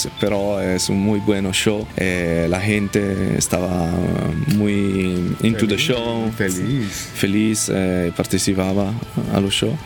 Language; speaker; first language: Spanish; non-native, learner; Italian